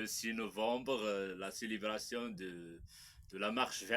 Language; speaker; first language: French; non-native, local second language; Arabic